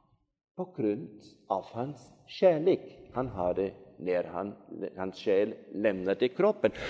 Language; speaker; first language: Swedish; non-native, fluent; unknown